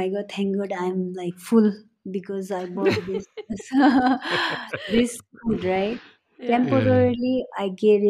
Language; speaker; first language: English; non-native, local second language; Nepali